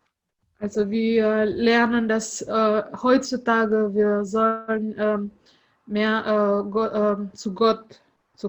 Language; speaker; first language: German; non-native, fluent; Indonesian